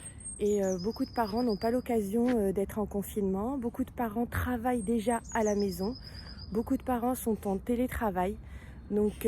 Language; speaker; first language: French; native; French